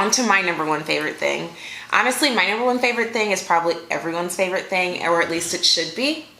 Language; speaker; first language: English; native; English